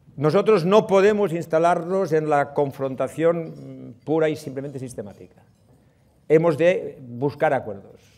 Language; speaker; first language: Spanish; non-native, local second language; Catalan